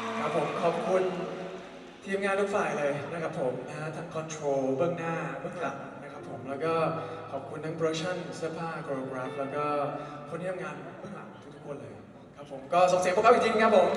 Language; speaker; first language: Thai; native; Thai